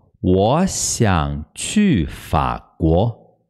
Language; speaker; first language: Chinese; non-native, fluent; Portuguese